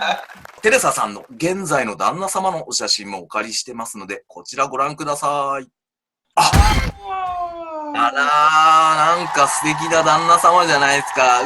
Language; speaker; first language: Japanese; native; Japanese